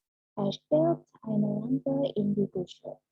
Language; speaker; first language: German; non-native, learner; Indonesian